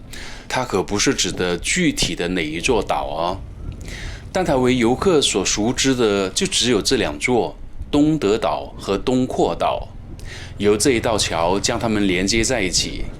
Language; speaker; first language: Chinese; native; Chinese